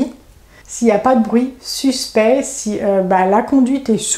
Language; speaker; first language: French; native; French